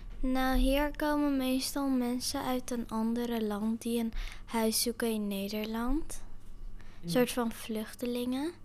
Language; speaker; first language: Dutch; early bilingual, other home language; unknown